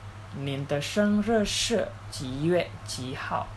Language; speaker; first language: Chinese; non-native, learner; Indonesian